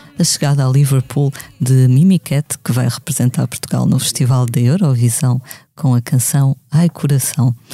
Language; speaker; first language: Portuguese; native; Portuguese